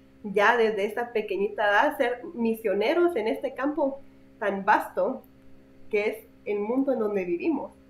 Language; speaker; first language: Spanish; native; Spanish